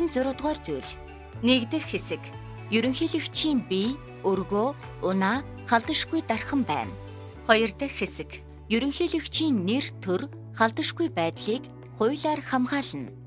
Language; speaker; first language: Mongolian; native; Mongolian